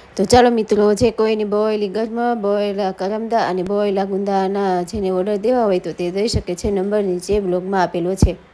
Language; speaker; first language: Gujarati; native; Gujarati